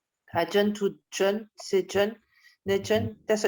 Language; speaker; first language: Korean; non-native, learner; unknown